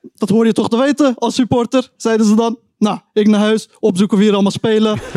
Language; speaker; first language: Dutch; early bilingual, other home language; Turkish